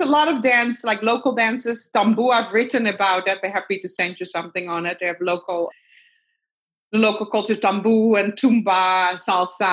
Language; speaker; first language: English; non-native, fluent; Dutch